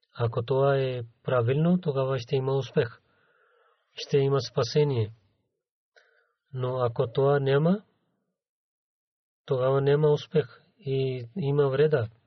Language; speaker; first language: Bulgarian; non-native, learner; Urdu